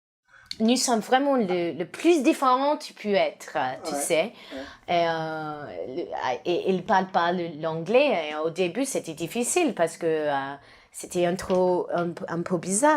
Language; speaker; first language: French; non-native, learner; English